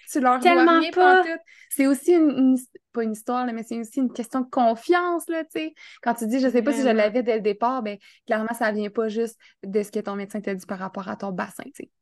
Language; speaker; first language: French; native; French